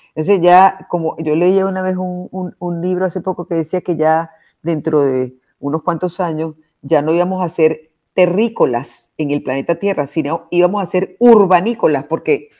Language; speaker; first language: Spanish; native; Spanish